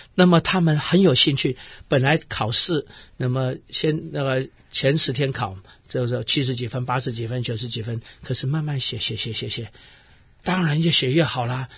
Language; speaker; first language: Chinese; native; Chinese